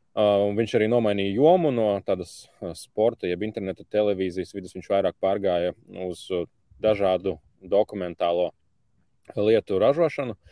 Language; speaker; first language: Latvian; native; Latvian